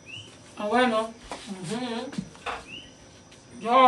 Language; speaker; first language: Spanish; native; Spanish